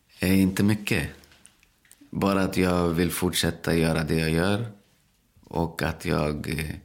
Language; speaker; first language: Swedish; early bilingual, other home language; Spanish